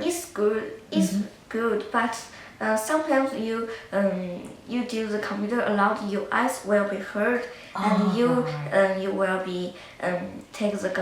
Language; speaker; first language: English; non-native, learner; Chinese